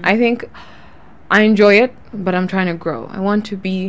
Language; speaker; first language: English; non-native, local second language; Ganda